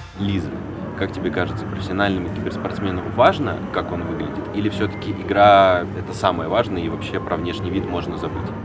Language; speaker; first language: Russian; native; Russian